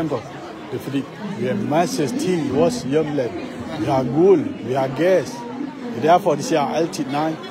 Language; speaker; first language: Danish; non-native, learner; Achinese